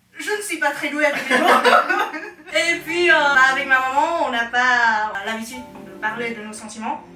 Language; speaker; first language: French; non-native, fluent; Vietnamese